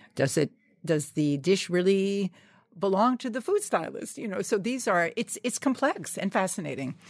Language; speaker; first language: English; native; English